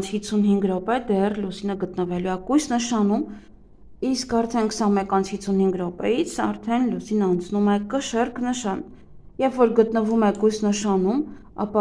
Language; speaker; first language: Armenian; native; Armenian